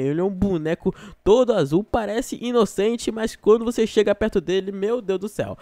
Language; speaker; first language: Portuguese; native; Portuguese